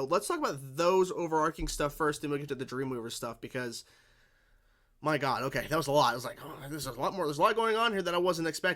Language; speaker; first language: English; native; English